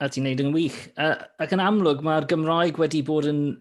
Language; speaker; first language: Welsh; non-native, fluent; English